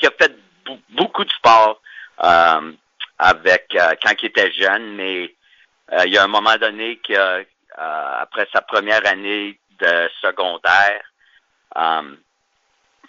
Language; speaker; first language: French; native; French